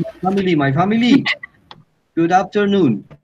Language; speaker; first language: English; non-native, learner; Spanish